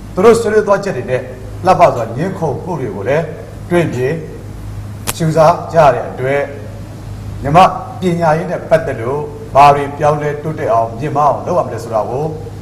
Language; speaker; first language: Burmese; native; Burmese